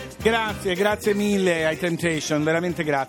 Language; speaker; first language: Italian; native; Italian